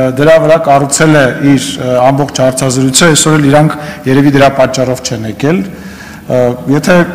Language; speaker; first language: Armenian; native; Armenian